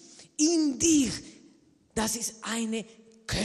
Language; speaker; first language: German; non-native, learner; Spanish